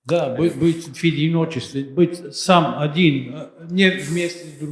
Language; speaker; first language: Russian; non-native, learner; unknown